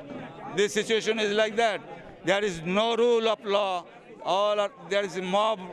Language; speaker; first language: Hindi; non-native, learner; Bangla